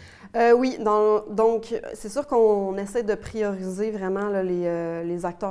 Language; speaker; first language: French; native; French